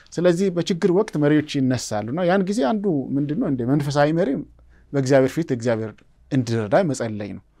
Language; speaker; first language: Amharic; non-native, local second language; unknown